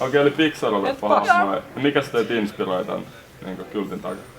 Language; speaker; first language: Finnish; native; Finnish